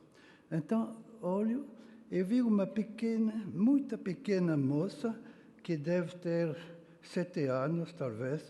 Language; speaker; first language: Portuguese; non-native, fluent; French